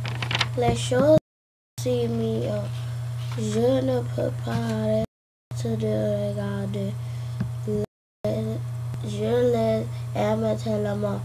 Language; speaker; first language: French; non-native, learner; English